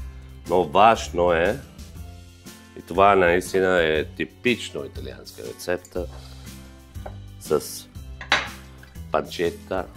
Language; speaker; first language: Bulgarian; non-native, fluent; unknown